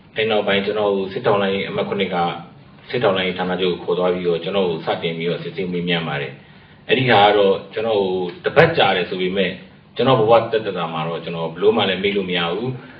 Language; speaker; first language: Burmese; native; Burmese